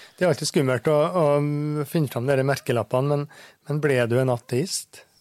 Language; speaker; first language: Norwegian; native; Norwegian